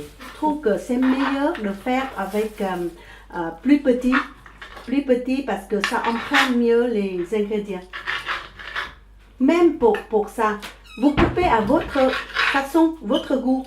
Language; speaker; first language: French; early bilingual, other home language; Vietnamese